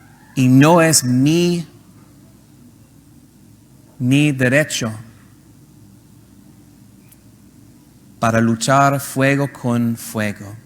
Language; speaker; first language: Spanish; non-native, learner; English